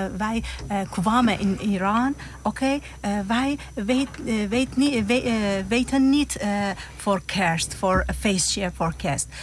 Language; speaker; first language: Dutch; non-native, learner; Persian